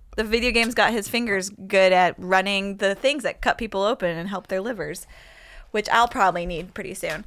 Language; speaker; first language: English; native; English